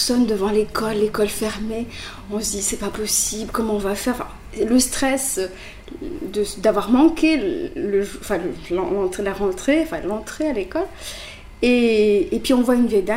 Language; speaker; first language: French; early bilingual, other home language; Kabyle